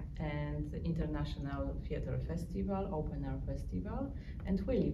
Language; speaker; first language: English; non-native, learner; Polish